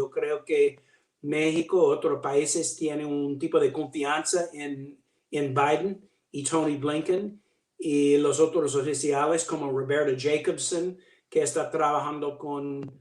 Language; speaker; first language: Spanish; non-native, learner; English